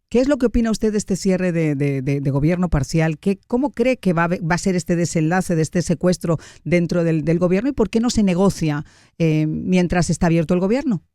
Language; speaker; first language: Spanish; native; Spanish